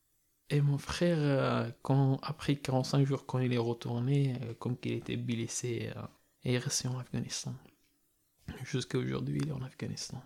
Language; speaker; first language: French; non-native, learner; Persian